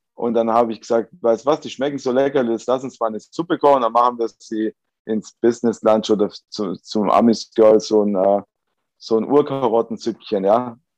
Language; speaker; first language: German; early bilingual, other home language; Italian